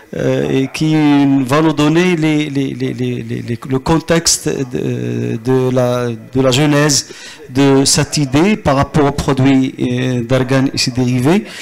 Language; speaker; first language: French; non-native, local second language; Arabic